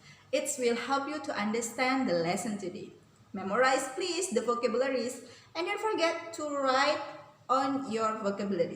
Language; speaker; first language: English; non-native, learner; Indonesian